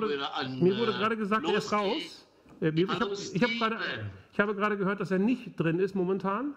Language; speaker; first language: German; native; German